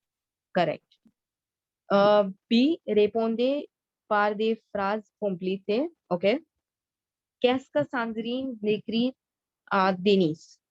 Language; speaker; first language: French; non-native, learner; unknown